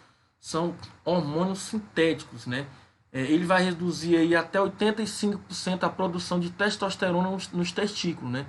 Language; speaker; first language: Portuguese; native; Portuguese